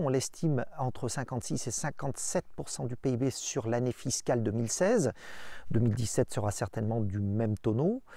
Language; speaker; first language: French; native; French